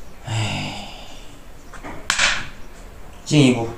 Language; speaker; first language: Chinese; native; Chinese